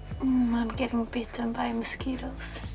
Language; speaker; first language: English; non-native, fluent; Swedish